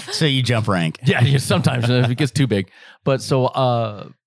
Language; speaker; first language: English; native; English